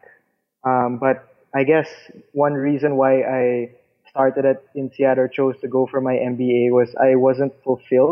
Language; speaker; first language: English; non-native, local second language; Filipino